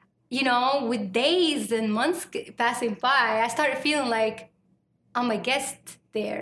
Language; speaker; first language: English; non-native, fluent; Arabic